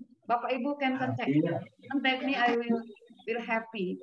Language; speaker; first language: English; non-native, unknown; Indonesian